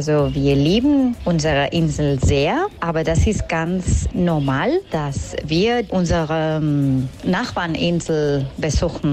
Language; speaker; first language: German; non-native, fluent; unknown